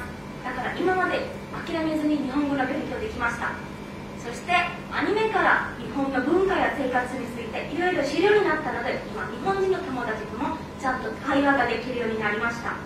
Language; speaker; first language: Japanese; non-native, fluent; Bangla